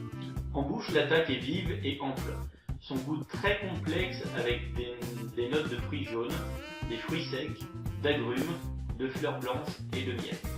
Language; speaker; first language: French; native; French